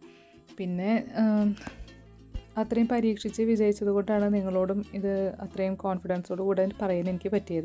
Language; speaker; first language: Malayalam; native; Malayalam